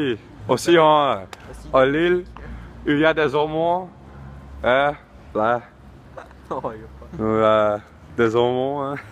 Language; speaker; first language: French; non-native, learner; Dutch